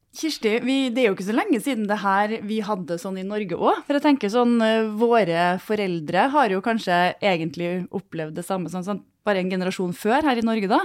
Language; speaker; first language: Norwegian; native; Norwegian